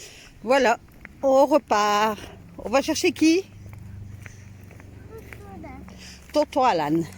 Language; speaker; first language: French; native; French